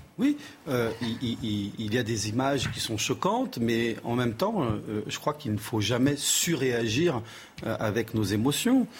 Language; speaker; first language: French; early bilingual, other home language; Portuguese